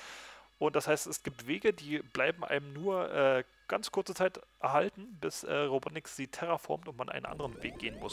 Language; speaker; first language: German; native; German